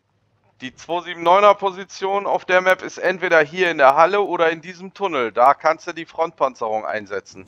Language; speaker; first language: German; native; German